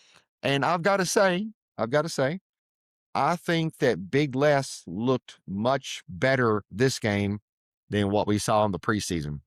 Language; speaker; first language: English; native; English